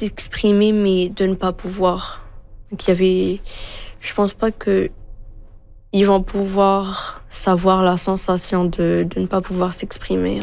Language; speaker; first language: French; non-native, local second language; Arabic